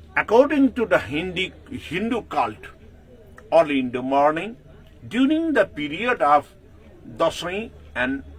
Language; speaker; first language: English; non-native, local second language; Nepali